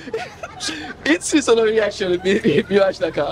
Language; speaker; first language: Japanese; non-native, learner; English